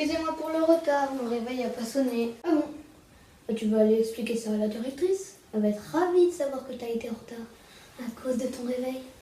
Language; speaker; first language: French; native; French